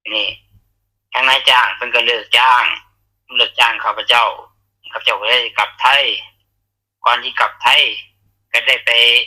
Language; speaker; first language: Thai; native; Thai